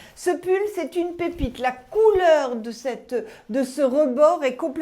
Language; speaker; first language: French; native; French